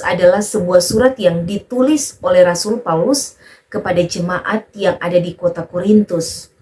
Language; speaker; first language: Indonesian; native; Indonesian